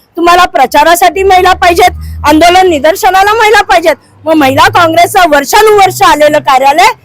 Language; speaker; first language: Marathi; non-native, local second language; Hindi